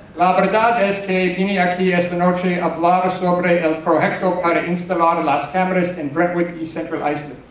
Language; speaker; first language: Spanish; non-native, learner; English